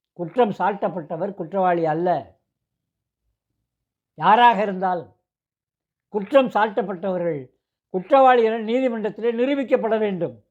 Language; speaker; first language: Tamil; native; Tamil